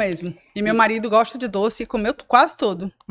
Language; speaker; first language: Portuguese; native; Portuguese